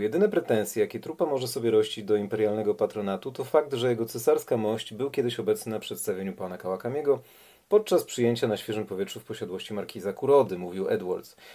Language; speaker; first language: Polish; native; Polish